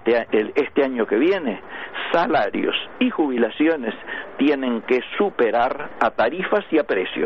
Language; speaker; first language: Spanish; native; Spanish